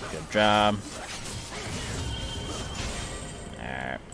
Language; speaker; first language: English; native; English